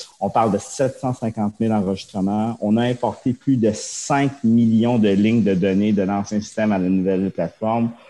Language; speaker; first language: French; early bilingual, other home language; Japanese